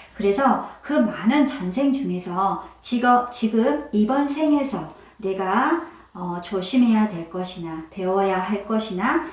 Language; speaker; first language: Korean; native; Korean